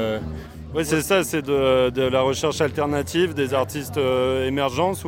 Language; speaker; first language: French; native; French